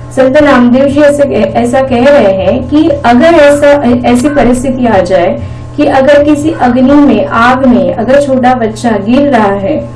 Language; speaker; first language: Hindi; non-native, local second language; Marathi